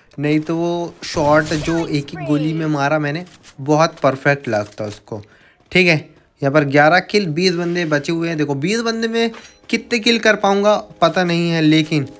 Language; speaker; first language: Hindi; native; Hindi